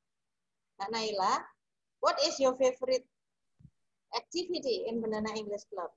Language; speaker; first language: English; non-native, fluent; Indonesian